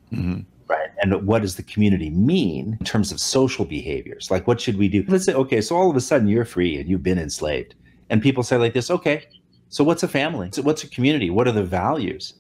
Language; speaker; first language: English; native; English